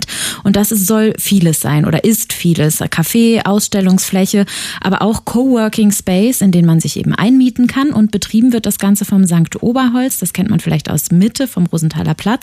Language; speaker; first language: German; native; German